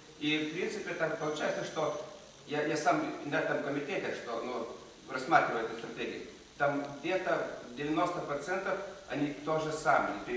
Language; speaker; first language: Russian; non-native, local second language; Lithuanian